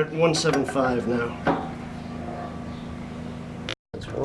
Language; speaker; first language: English; native; English